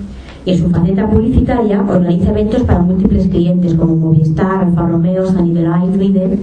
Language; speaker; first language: Spanish; native; Spanish